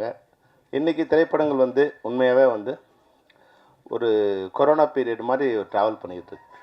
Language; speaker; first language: Tamil; native; Tamil